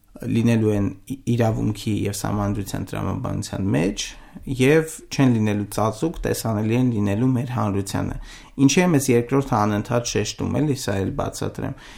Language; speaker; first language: Armenian; native; Armenian